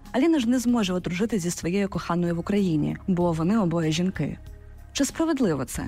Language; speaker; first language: Ukrainian; native; Ukrainian